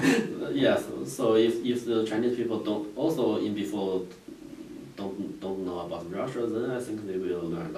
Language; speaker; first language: English; non-native, learner; Chinese